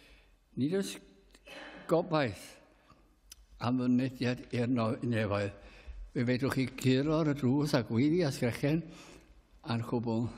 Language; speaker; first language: Welsh; native; Welsh